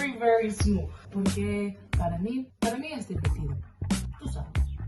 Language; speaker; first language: Spanish; non-native, learner; English